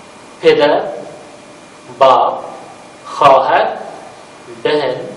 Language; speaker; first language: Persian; non-native, fluent; Urdu